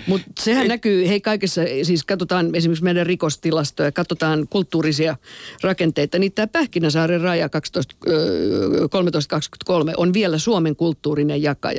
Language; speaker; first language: Finnish; native; Finnish